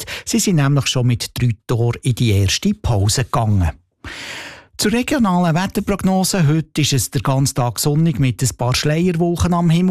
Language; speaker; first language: German; native; German